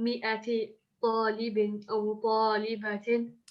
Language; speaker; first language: Arabic; non-native, learner; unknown